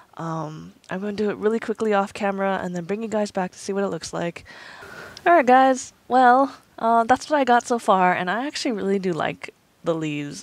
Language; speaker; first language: English; native; English